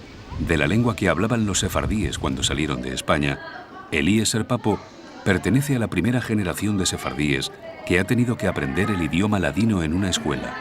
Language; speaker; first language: Spanish; native; Spanish